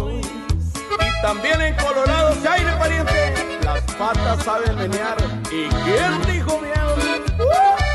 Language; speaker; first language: Spanish; native; Spanish